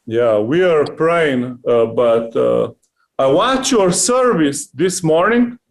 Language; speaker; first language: English; non-native, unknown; Slovenian